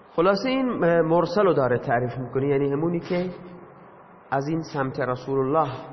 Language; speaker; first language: Persian; non-native, local second language; Baluchi